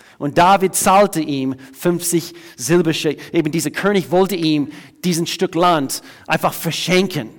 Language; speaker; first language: German; non-native, fluent; English